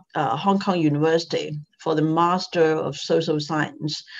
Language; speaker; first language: English; non-native, local second language; Cantonese